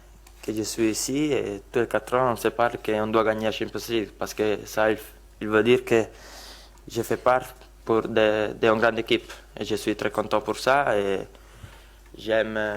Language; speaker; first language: French; non-native, learner; Italian